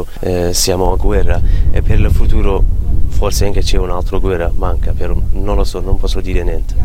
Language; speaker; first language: Italian; non-native, learner; Kurdish